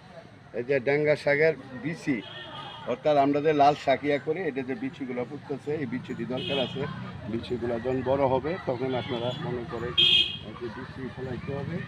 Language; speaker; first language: Bangla; native; Bangla